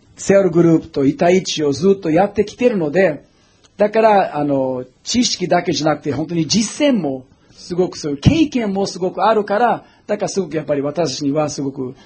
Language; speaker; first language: Japanese; non-native, fluent; English